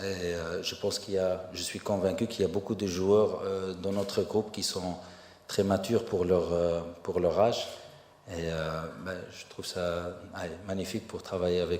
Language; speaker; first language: French; non-native, fluent; Arabic